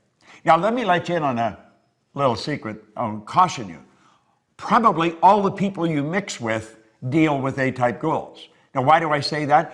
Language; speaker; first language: English; native; English